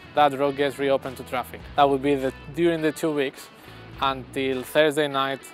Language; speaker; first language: English; non-native, fluent; Spanish